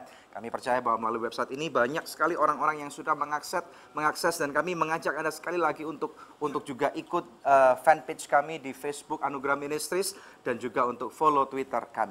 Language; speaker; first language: Indonesian; native; Indonesian